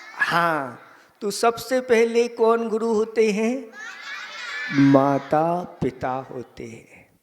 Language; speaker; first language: Hindi; native; Hindi